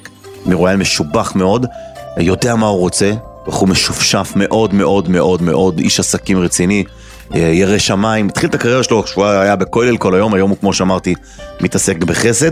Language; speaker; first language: Hebrew; native; Hebrew